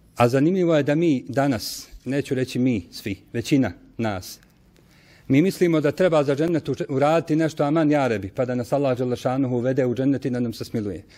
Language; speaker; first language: Bosnian; native; Bosnian